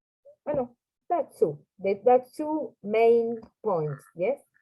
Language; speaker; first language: English; non-native, fluent; Spanish